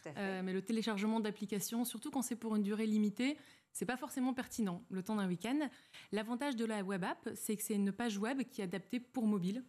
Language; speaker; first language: French; native; French